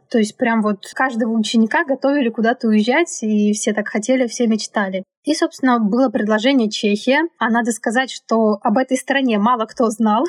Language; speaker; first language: Russian; native; Russian